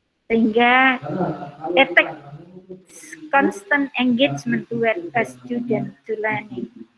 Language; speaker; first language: English; non-native, fluent; Indonesian